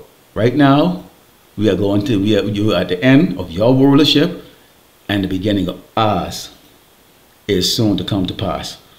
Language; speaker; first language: English; native; English